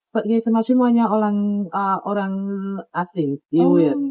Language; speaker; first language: Indonesian; non-native, learner; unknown